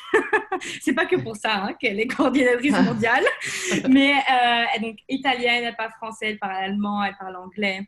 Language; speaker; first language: French; native; French